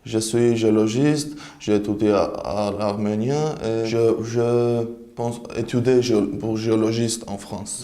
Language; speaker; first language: French; non-native, learner; Armenian